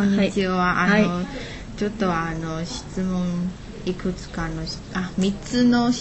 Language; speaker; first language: Japanese; non-native, learner; Chinese